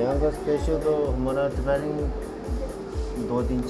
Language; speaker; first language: Hindi; non-native, learner; Tibetan